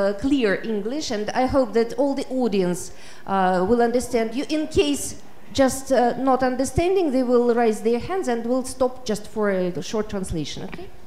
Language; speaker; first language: English; non-native, fluent; Russian